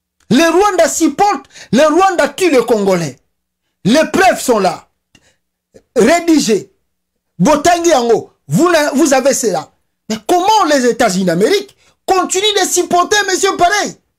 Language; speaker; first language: French; non-native, local second language; Lingala